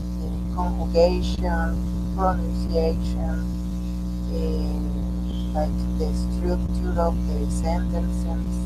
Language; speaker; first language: English; non-native, learner; Spanish